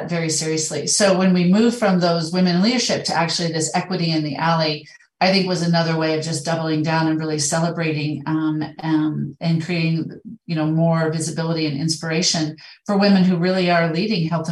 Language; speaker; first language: English; native; English